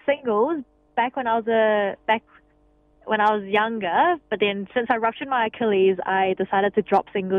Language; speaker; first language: English; non-native, local second language; Cantonese